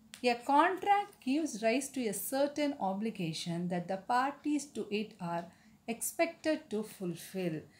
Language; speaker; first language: English; non-native, local second language; Tamil